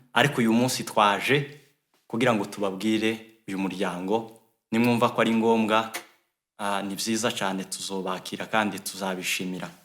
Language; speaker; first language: Kinyarwanda; native; Kinyarwanda